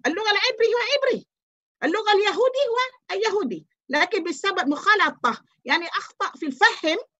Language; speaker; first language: Arabic; non-native, fluent; Malay